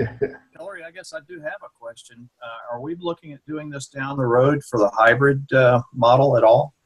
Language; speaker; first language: English; native; English